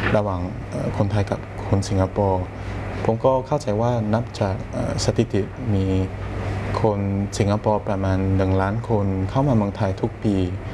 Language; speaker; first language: Thai; non-native, fluent; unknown